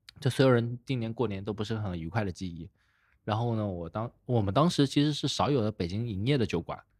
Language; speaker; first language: Chinese; native; Chinese